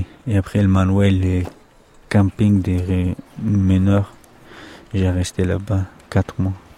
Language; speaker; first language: French; non-native, learner; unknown